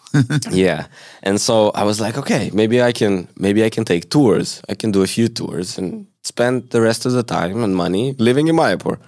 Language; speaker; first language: English; early bilingual, other home language; Hebrew